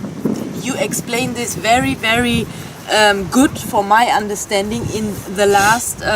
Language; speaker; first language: English; non-native, fluent; German